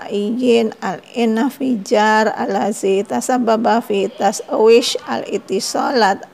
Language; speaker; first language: Arabic; non-native, fluent; Indonesian